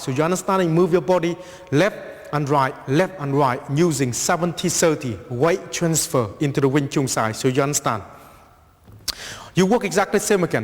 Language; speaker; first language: English; non-native, fluent; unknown